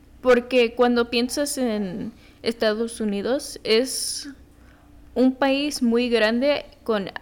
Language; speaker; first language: Spanish; early bilingual, heritage; Spanish